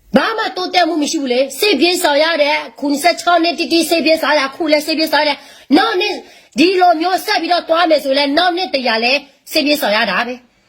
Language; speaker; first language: Burmese; non-native, local second language; S'gaw Karen